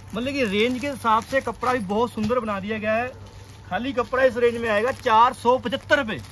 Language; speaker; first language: Hindi; non-native, local second language; Punjabi